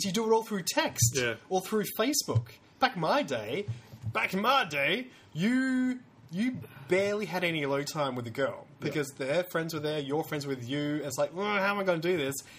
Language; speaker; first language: English; native; English